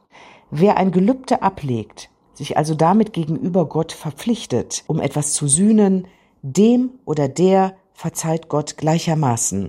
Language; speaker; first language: German; native; German